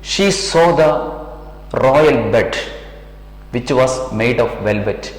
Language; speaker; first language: English; non-native, local second language; Malayalam